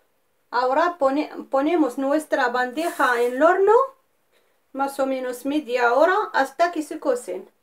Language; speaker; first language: Spanish; non-native, fluent; Arabic